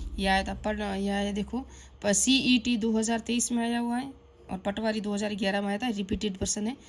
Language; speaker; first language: Hindi; native; Hindi